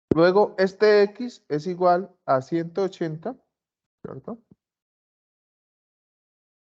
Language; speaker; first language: Spanish; native; Spanish